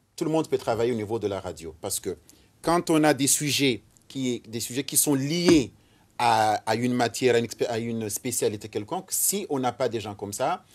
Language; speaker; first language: French; non-native, local second language; Ngazidja Comorian